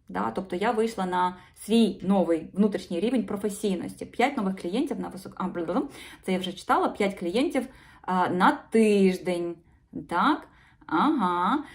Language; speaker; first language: Ukrainian; non-native, local second language; Russian